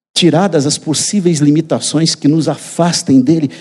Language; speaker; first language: Portuguese; native; Portuguese